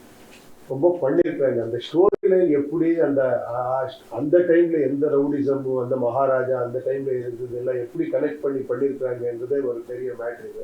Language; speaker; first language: Tamil; non-native, learner; Kannada